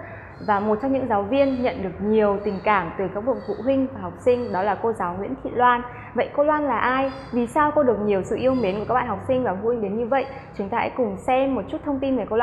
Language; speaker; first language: Vietnamese; native; Vietnamese